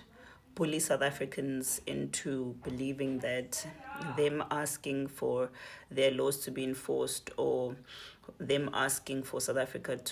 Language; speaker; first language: English; non-native, local second language; Zulu